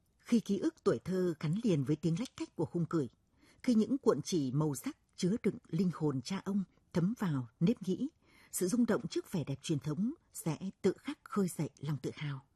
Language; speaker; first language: Vietnamese; native; Vietnamese